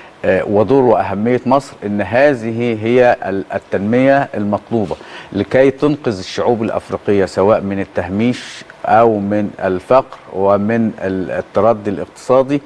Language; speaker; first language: Arabic; native; Arabic